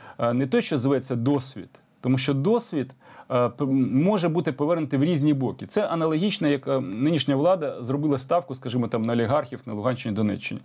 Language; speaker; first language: Ukrainian; native; Ukrainian